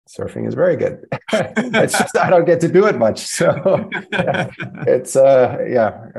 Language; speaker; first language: English; non-native, fluent; German